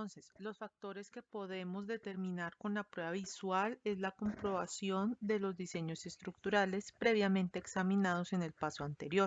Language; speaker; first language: Spanish; native; Spanish